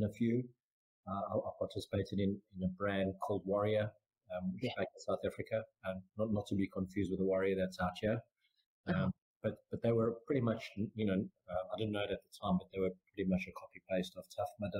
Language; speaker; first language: English; native; English